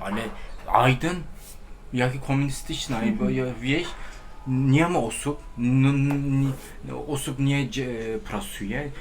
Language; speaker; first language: Polish; non-native, learner; Turkish